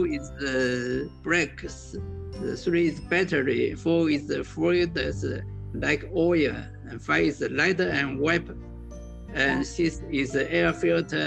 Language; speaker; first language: English; non-native, learner; Chinese